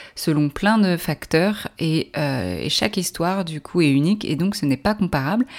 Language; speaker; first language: French; native; French